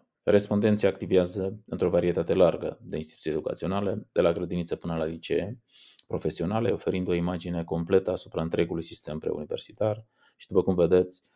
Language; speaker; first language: Romanian; native; Romanian